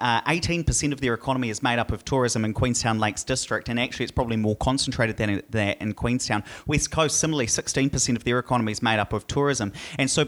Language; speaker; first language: English; native; English